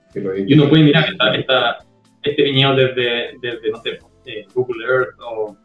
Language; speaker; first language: Spanish; native; Spanish